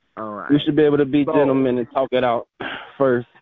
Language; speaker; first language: English; native; English